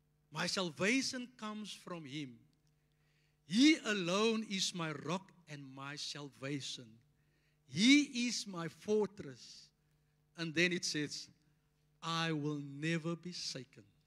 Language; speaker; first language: English; non-native, local second language; Afrikaans